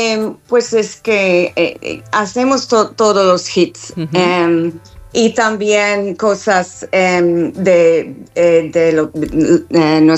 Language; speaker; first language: Spanish; non-native, fluent; English